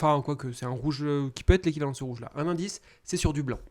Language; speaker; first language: French; native; French